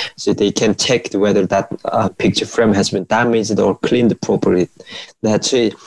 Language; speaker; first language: English; non-native, fluent; Korean